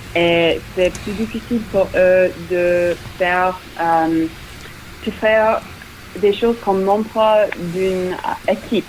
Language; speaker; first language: French; non-native, fluent; English